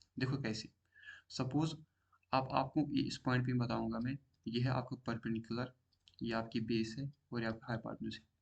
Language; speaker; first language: Hindi; non-native, local second language; Kashmiri